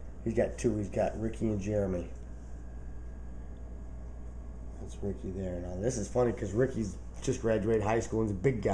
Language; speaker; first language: English; native; English